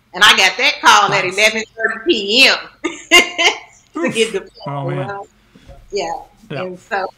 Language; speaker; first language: English; native; English